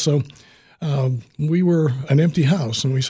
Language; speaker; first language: English; native; English